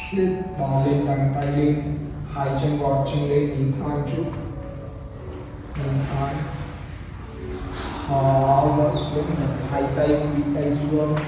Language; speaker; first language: Vietnamese; non-native, learner; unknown